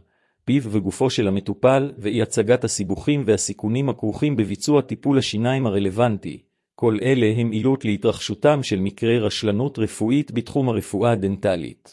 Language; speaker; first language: Hebrew; native; Hebrew